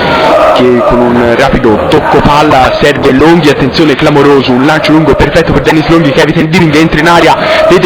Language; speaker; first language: Italian; native; Italian